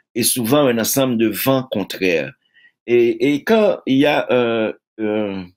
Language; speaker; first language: French; native; French